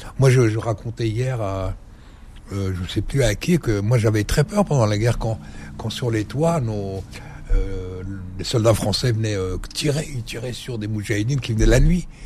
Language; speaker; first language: French; early bilingual, other home language; Arabic